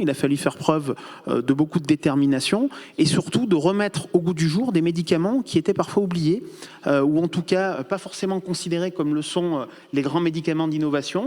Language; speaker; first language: French; native; French